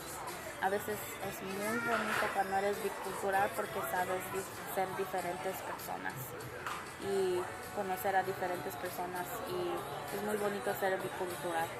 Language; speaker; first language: Spanish; early bilingual, other home language; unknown